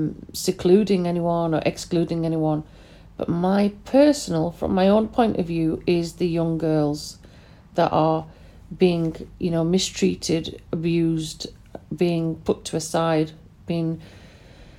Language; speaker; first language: English; non-native, local second language; Pashto